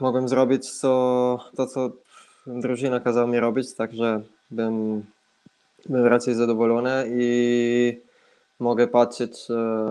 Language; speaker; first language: Polish; non-native, fluent; Italian